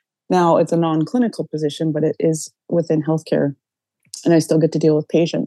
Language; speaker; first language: English; native; English